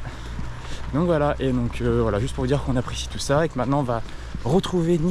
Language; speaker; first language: French; native; French